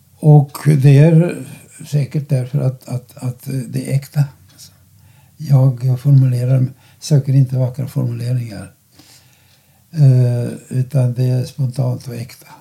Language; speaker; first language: Swedish; non-native, fluent; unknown